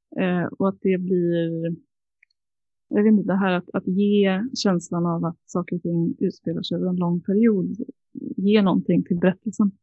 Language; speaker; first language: Swedish; native; Swedish